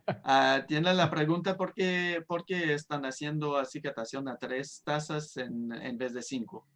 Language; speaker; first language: Spanish; non-native, fluent; French